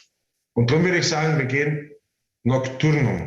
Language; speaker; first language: German; native; German